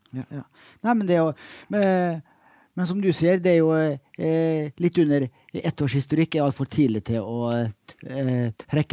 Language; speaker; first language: Norwegian; native; Norwegian